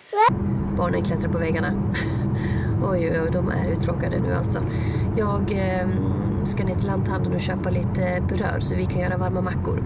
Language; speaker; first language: Swedish; native; Swedish